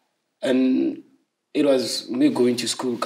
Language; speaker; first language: English; non-native, local second language; Zulu